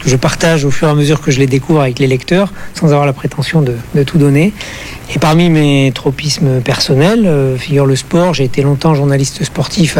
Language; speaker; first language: French; native; French